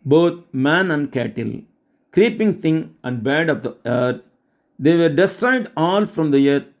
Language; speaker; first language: English; non-native, local second language; Tamil